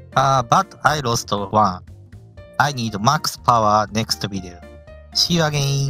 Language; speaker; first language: English; non-native, learner; Japanese